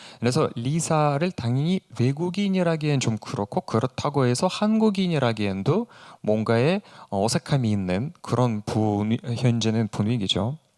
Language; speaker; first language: Korean; non-native, fluent; Russian